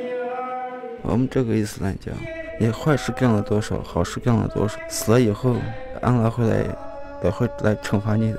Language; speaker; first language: Chinese; non-native, local second language; Uyghur